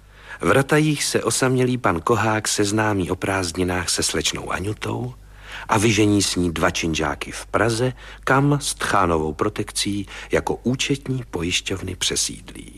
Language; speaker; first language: Czech; native; Czech